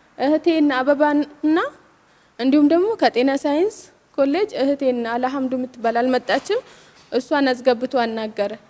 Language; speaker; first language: Amharic; non-native, local second language; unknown